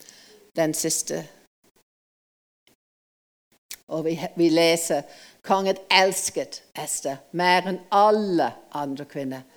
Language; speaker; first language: Norwegian; non-native, fluent; English